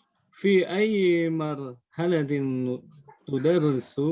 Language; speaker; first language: Arabic; non-native, learner; Indonesian